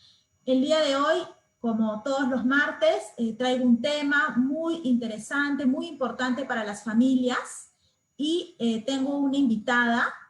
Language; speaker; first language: Spanish; native; Spanish